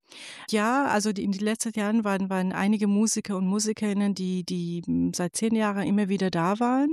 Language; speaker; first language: German; non-native, fluent; Persian